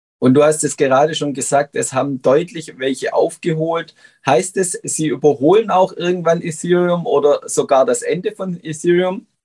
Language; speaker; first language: German; native; German